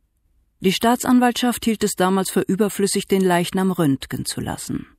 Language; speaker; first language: German; native; German